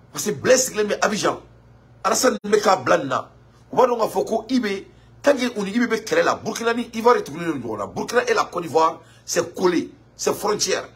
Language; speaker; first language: French; non-native, local second language; Bambara